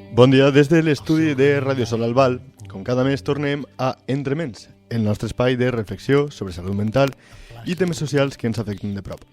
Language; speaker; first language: Catalan; native; Catalan